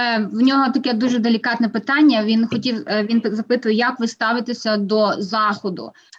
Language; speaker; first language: Ukrainian; native; Ukrainian